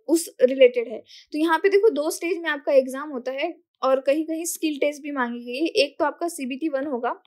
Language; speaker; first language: Hindi; non-native, local second language; Marathi